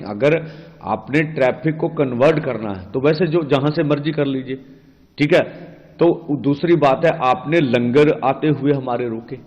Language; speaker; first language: Hindi; non-native, local second language; Punjabi